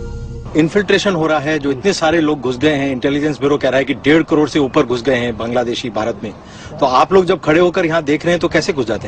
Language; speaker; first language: Hindi; native; Hindi